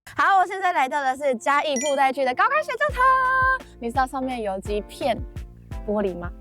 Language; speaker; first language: Chinese; non-native, fluent; Japanese